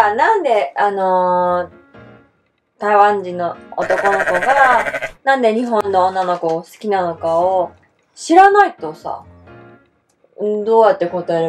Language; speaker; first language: Japanese; native; Japanese